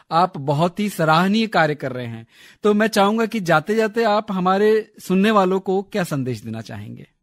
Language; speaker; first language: Hindi; native; Hindi